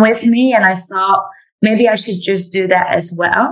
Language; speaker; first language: English; non-native, fluent; Dutch